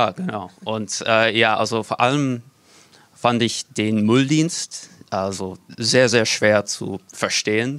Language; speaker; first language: German; non-native, fluent; English